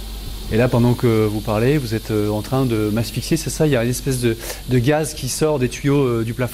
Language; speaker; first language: French; native; French